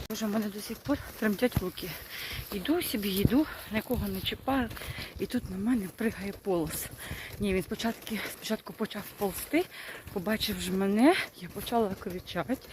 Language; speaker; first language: Ukrainian; non-native, local second language; Russian